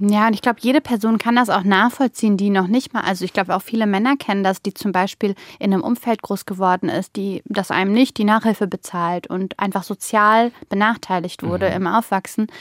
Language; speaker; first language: German; early bilingual, other home language; Bulgarian